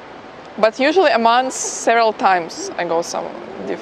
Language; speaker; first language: English; non-native, fluent; Ukrainian